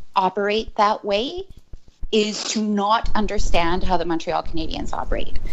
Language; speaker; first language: English; native; English